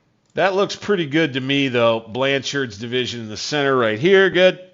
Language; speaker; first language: English; native; English